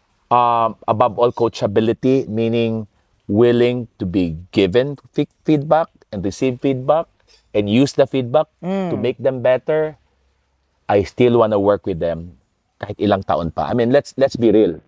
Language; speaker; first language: English; non-native, local second language; Filipino